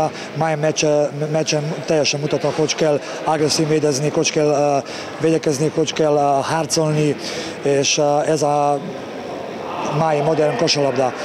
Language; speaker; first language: Hungarian; non-native, learner; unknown